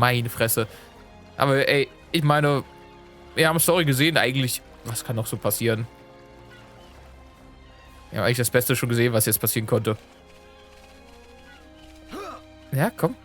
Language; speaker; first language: German; native; German